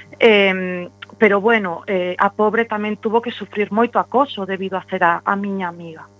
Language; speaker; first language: Galician; non-native, local second language; Spanish